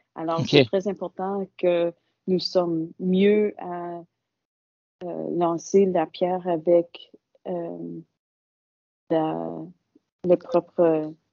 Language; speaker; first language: French; non-native, local second language; English